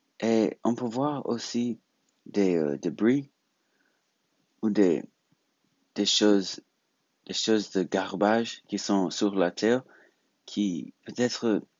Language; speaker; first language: French; non-native, learner; English